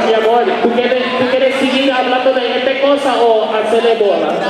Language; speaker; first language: Spanish; non-native, learner; English